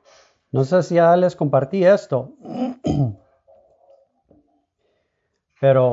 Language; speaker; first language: Spanish; early bilingual, heritage; Spanish